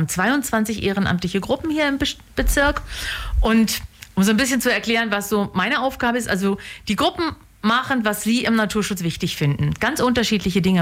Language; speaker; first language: German; native; German